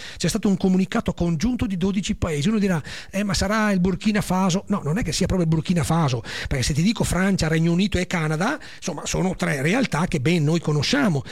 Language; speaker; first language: Italian; native; Italian